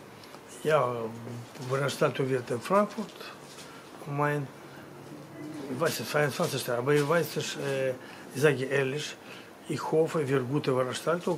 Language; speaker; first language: German; non-native, learner; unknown